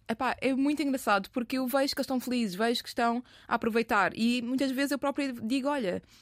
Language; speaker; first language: Portuguese; native; Portuguese